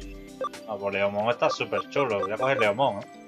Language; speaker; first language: Spanish; native; Spanish